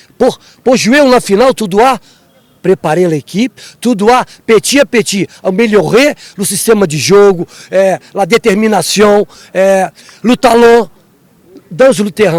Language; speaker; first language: French; non-native, learner; Portuguese